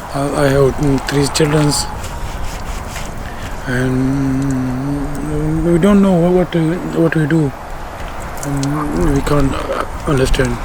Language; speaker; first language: English; non-native, learner; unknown